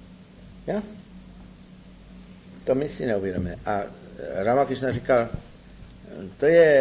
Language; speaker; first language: Czech; native; Czech